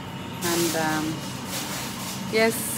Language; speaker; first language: English; non-native, learner; Filipino